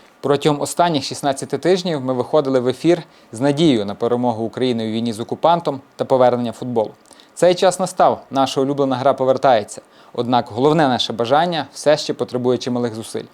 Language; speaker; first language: Ukrainian; native; Ukrainian